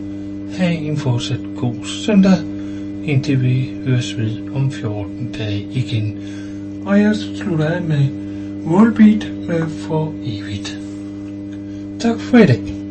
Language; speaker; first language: Danish; native; Danish